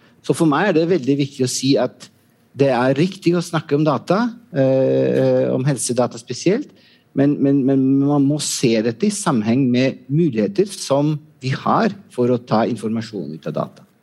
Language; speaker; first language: Norwegian; non-native, fluent; Italian